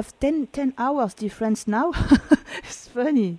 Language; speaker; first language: English; non-native, learner; French